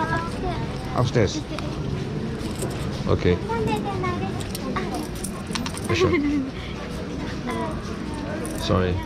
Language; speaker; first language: English; non-native, local second language; Chinese